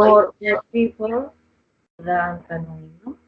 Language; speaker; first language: English; non-native, learner; Spanish